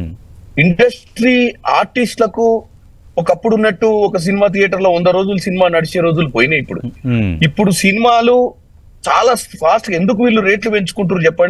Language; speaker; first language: Telugu; native; Telugu